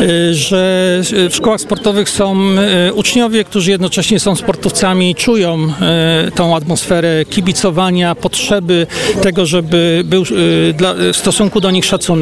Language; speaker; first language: Polish; native; Polish